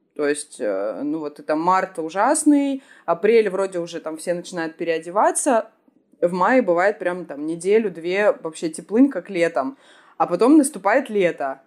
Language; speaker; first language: Russian; native; Russian